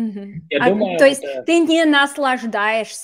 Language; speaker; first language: Russian; non-native, fluent; English